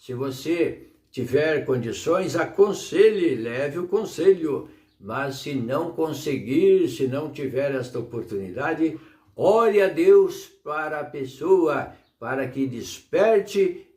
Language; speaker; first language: Portuguese; native; Portuguese